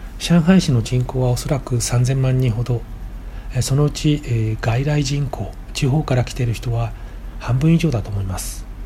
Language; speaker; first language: Japanese; native; Japanese